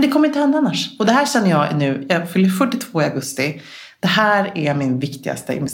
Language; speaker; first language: Swedish; native; Swedish